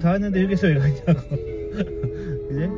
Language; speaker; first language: Korean; native; Korean